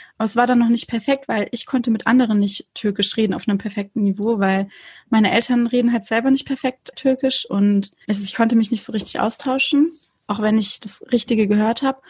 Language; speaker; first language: German; early bilingual, other home language; Turkish